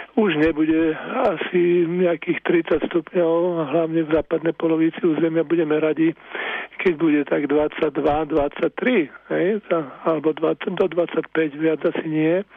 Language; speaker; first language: Slovak; native; Slovak